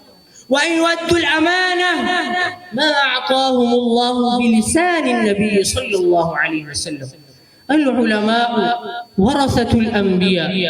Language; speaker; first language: Arabic; non-native, learner; Urdu